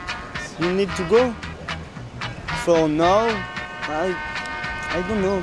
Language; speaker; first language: English; non-native, learner; French